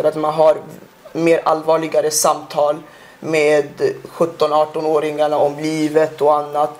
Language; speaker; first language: Swedish; early bilingual, other home language; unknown